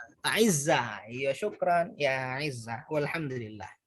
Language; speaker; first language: Arabic; non-native, fluent; Indonesian